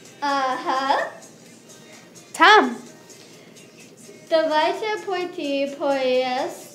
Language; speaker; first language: Russian; non-native, learner; English